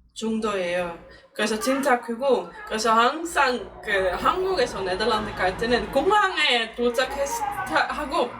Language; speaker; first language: Korean; non-native, fluent; Dutch